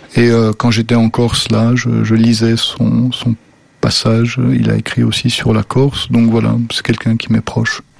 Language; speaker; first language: French; early bilingual, other home language; Slovenian